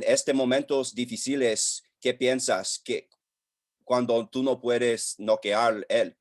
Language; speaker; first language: Spanish; non-native, learner; English